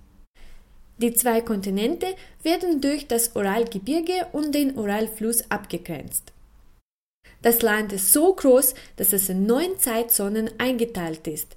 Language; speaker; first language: German; non-native, fluent; Russian